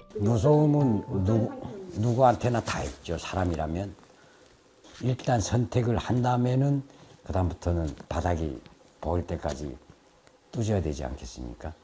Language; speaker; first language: Korean; native; Korean